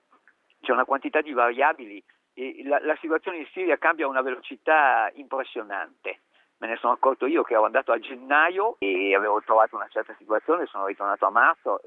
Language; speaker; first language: Italian; native; Italian